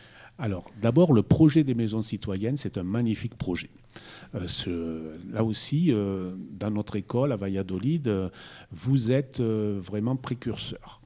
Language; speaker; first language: French; native; French